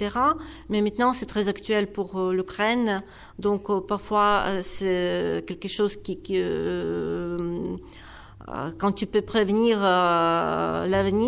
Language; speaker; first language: French; non-native, fluent; Ukrainian